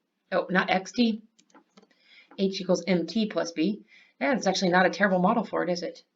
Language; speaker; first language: English; native; English